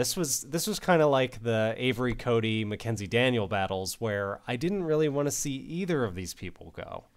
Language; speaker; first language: English; native; English